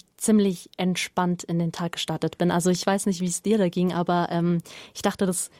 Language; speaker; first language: German; native; German